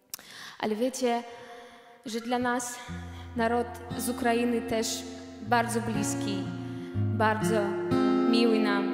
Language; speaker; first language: Polish; non-native, learner; Belarusian